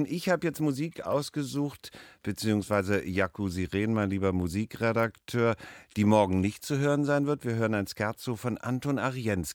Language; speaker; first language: German; native; German